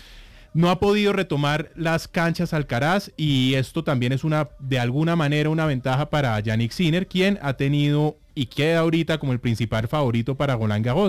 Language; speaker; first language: Spanish; native; Spanish